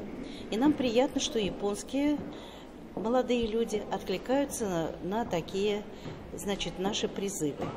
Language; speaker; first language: Russian; native; Russian